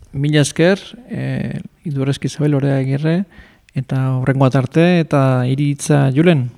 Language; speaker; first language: Basque; native; Basque